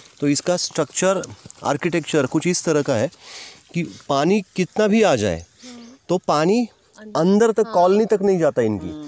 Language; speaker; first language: Hindi; non-native, local second language; Marathi